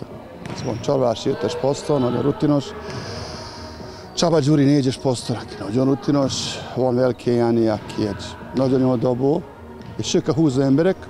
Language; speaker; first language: Hungarian; non-native, learner; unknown